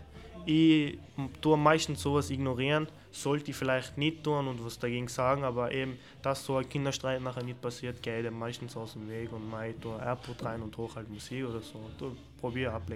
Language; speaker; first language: German; early bilingual, other home language; Turkish